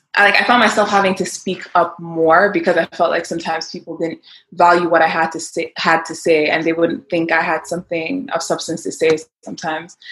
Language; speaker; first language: English; non-native, local second language; Yoruba